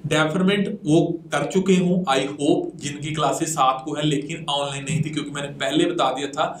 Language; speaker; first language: Hindi; non-native, local second language; Punjabi